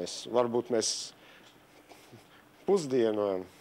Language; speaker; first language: Latvian; non-native, local second language; Russian